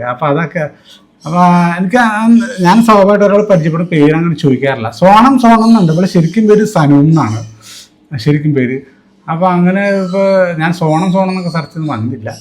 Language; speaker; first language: Malayalam; native; Malayalam